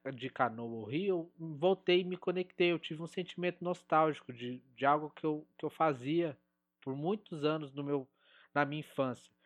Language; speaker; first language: Portuguese; native; Portuguese